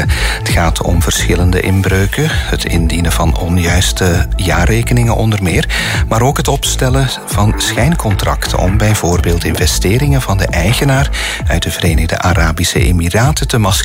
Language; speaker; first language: Dutch; native; Dutch